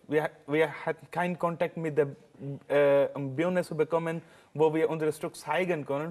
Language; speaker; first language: German; non-native, learner; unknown